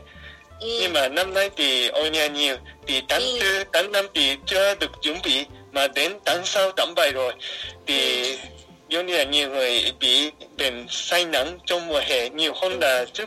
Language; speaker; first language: Vietnamese; non-native, fluent; Japanese